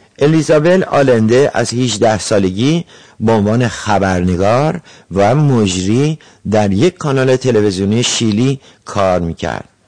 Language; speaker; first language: Persian; native; Persian